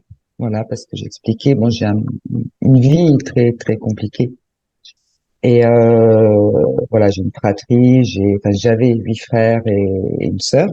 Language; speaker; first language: French; native; French